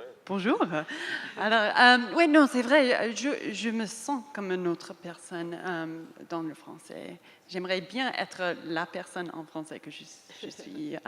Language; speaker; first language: French; non-native, fluent; English